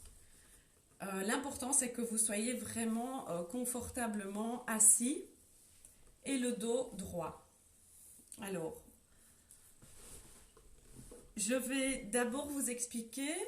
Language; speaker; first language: French; native; French